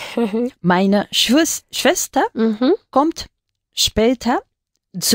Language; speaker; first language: German; non-native, learner; Spanish